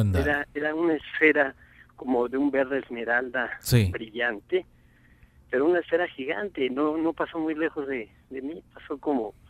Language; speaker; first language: Spanish; native; Spanish